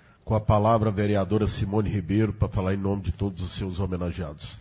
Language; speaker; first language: Portuguese; native; Portuguese